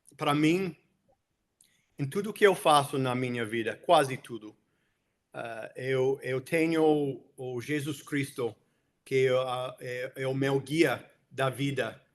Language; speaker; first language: Portuguese; non-native, fluent; English